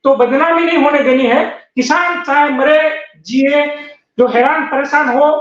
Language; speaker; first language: Hindi; non-native, local second language; Gujarati